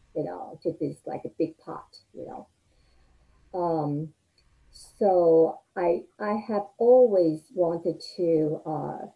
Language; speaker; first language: English; non-native, fluent; Chinese